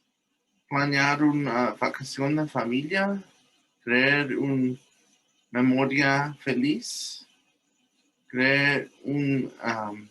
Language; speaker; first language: Spanish; early bilingual, heritage; English